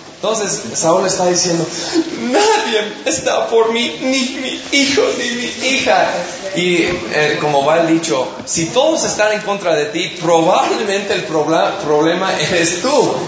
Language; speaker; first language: Spanish; non-native, fluent; English